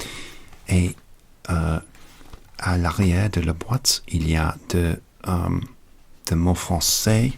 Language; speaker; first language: French; non-native, learner; English